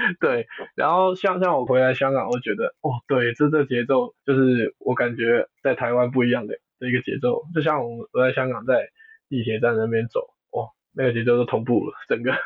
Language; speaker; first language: Chinese; non-native, local second language; Cantonese